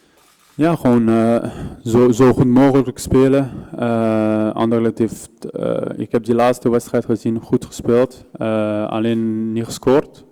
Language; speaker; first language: Dutch; non-native, local second language; French